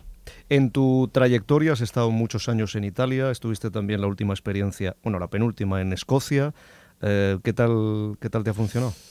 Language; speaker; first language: Spanish; native; Spanish